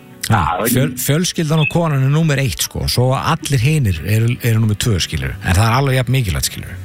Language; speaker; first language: Icelandic; native; Icelandic